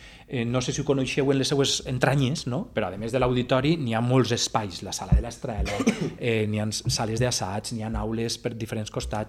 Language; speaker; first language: Catalan; native; Catalan